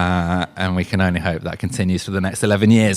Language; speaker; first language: English; native; English